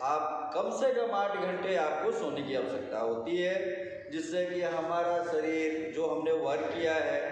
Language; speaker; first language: Hindi; native; Hindi